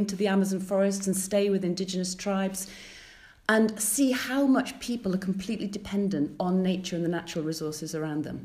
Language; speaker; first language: English; native; English